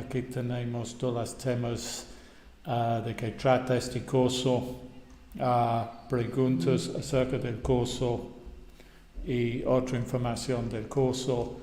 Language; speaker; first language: Spanish; non-native, fluent; English